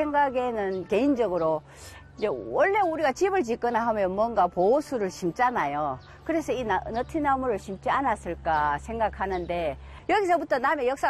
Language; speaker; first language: Korean; native; Korean